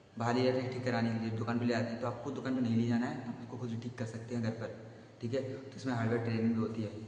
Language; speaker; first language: Hindi; native; Hindi